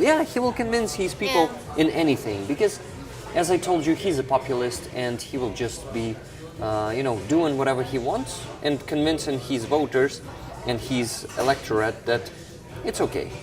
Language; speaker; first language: English; non-native, fluent; Ukrainian